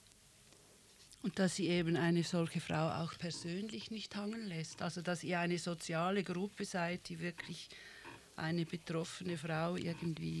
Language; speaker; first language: German; native; German